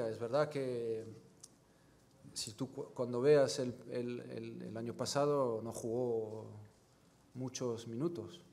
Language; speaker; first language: Spanish; non-native, fluent; French